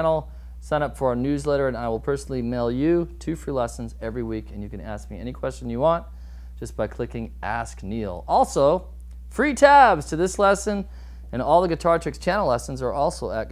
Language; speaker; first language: English; native; English